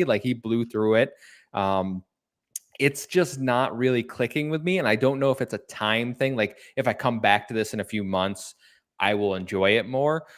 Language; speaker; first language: English; native; English